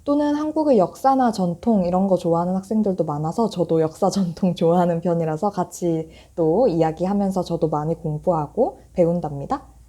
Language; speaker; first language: Korean; native; Korean